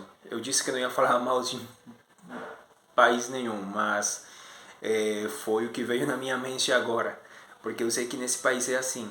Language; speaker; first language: Portuguese; non-native, fluent; Spanish